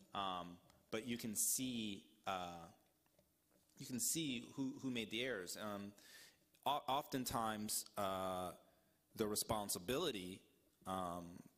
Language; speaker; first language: English; native; English